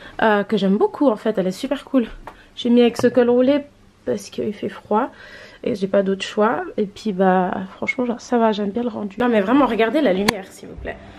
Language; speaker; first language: French; native; French